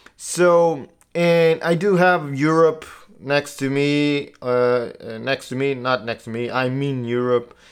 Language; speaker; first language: English; non-native, fluent; Portuguese